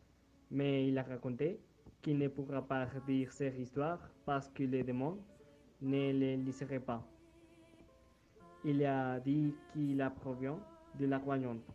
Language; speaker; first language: French; non-native, learner; Spanish